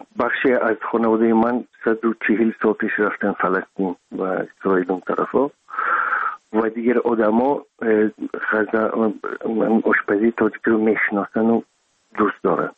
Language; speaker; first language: Persian; non-native, local second language; Russian